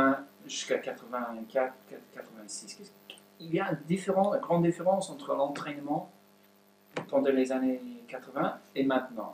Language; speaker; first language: French; non-native, learner; English